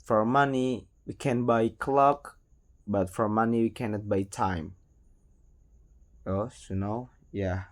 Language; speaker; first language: English; non-native, learner; Indonesian